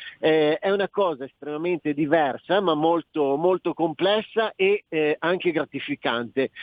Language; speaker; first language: Italian; native; Italian